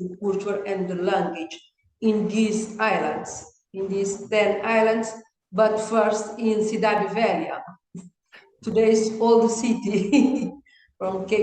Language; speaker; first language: English; non-native, learner; Kabuverdianu